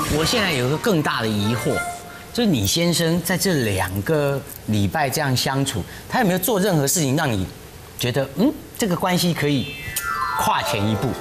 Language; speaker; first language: Chinese; native; Chinese